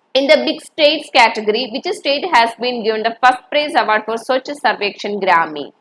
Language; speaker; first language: English; non-native, local second language; Malayalam